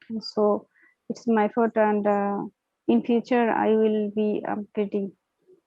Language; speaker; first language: English; non-native, learner; Bangla